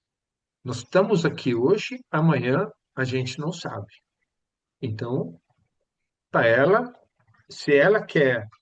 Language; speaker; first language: Portuguese; non-native, fluent; Swedish